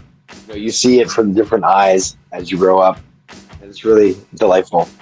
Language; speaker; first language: English; native; English